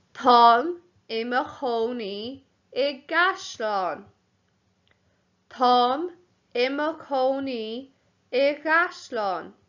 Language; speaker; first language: Irish; non-native, local second language; English